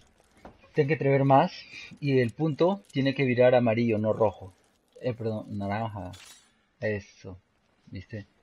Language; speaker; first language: Spanish; non-native, fluent; Portuguese